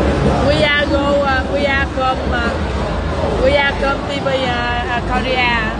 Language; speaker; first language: English; non-native, learner; Vietnamese